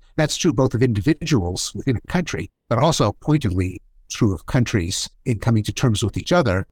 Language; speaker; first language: English; native; English